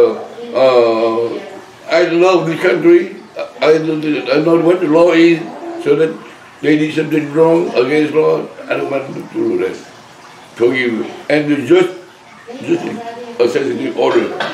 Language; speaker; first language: English; non-native, learner; Vietnamese